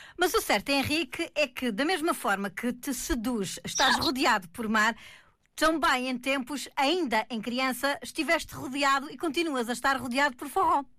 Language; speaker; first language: Portuguese; native; Portuguese